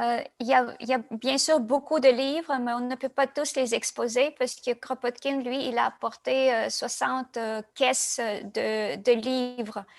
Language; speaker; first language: French; non-native, fluent; Russian